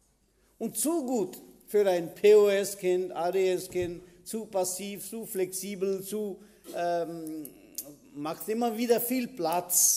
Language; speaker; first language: German; non-native, fluent; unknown